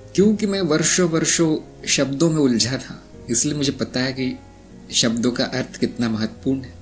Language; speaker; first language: Hindi; native; Hindi